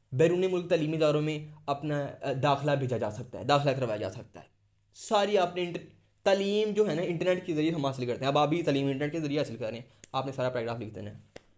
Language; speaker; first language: Urdu; non-native, local second language; Punjabi